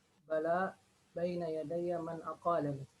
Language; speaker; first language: Arabic; non-native, learner; Indonesian